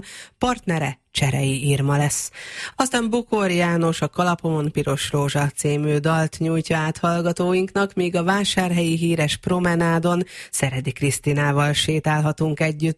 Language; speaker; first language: Hungarian; native; Hungarian